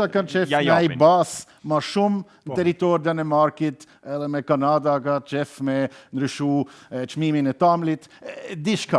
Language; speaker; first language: Albanian; non-native, learner; German